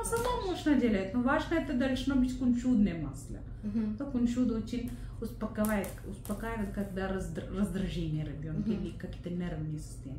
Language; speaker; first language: Russian; non-native, learner; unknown